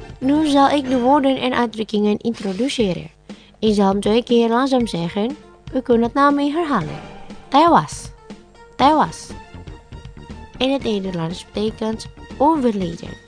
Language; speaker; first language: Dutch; non-native, learner; Indonesian